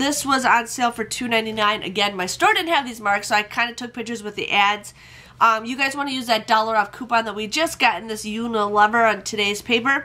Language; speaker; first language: English; native; English